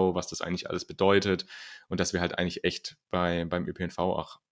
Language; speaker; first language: German; native; German